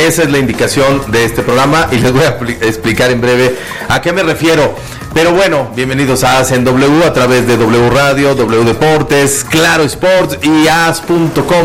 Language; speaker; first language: Spanish; native; Spanish